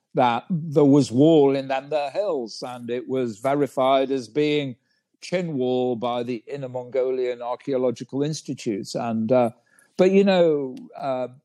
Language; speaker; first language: English; native; English